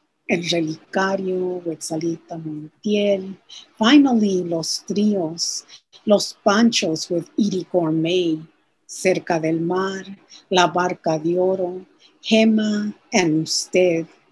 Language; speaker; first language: English; early bilingual, other home language; Spanish